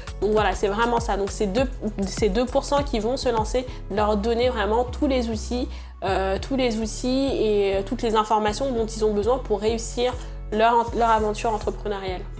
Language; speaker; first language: French; early bilingual, other home language; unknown